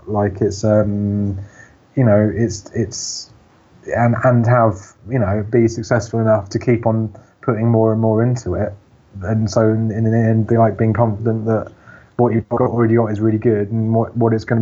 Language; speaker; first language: English; native; English